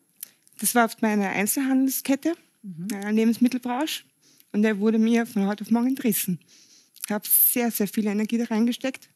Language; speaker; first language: German; native; German